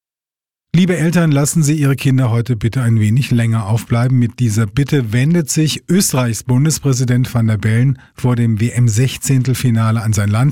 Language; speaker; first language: German; native; German